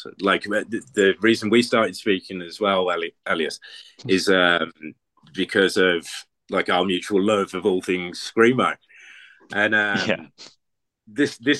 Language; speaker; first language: English; native; English